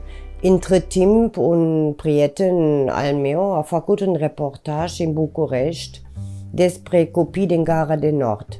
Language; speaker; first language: Romanian; non-native, fluent; German